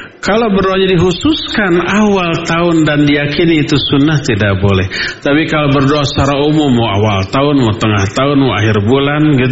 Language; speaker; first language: Indonesian; native; Indonesian